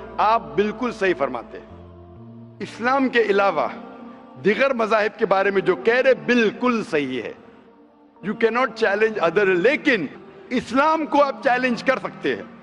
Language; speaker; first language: Hindi; non-native, local second language; Konkani